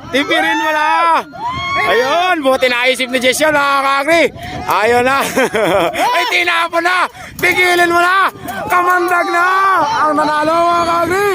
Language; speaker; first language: Filipino; native; Filipino